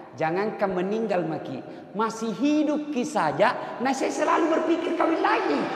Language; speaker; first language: Indonesian; non-native, local second language; Buginese